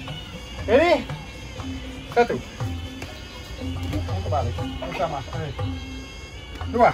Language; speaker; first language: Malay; non-native, learner; Dutch